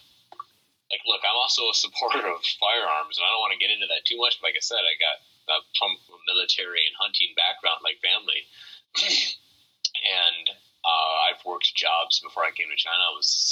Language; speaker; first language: English; native; English